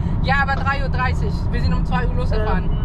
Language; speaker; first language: German; non-native, fluent; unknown